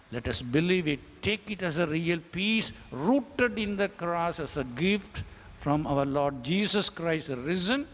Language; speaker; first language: English; non-native, local second language; Tamil